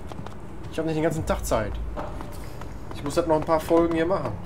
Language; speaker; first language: German; native; German